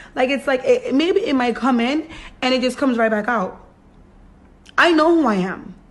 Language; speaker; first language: English; native; English